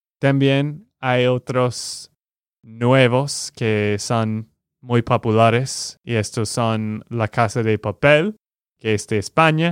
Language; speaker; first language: Spanish; non-native, learner; English